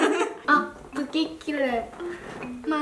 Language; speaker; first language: Japanese; native; Japanese